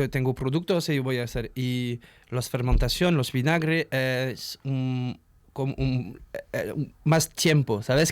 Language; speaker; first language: Spanish; non-native, learner; French